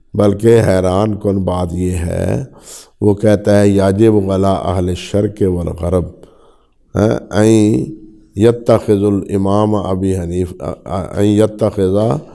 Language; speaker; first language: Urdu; non-native, local second language; Punjabi